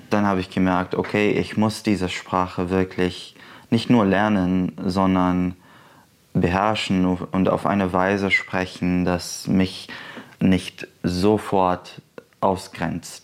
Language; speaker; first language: German; non-native, fluent; Arabic